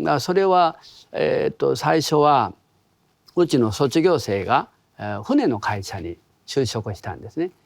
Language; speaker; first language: Japanese; non-native, fluent; Korean